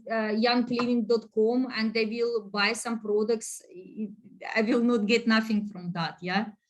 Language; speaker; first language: English; non-native, learner; Russian